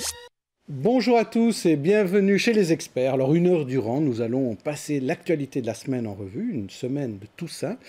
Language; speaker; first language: French; native; French